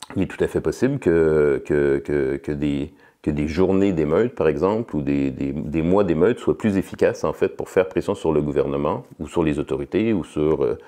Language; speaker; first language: French; native; French